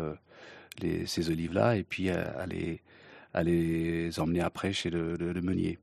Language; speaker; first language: French; early bilingual, other home language; Kabyle